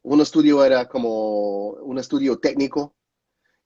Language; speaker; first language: Spanish; non-native, fluent; English